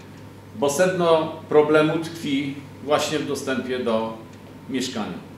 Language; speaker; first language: Polish; native; Polish